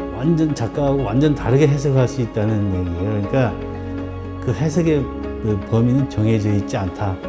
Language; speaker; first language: Korean; native; Korean